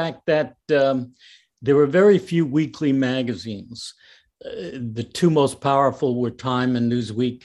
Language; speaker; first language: English; native; English